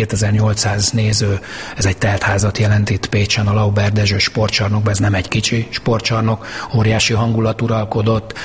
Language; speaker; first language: Hungarian; native; Hungarian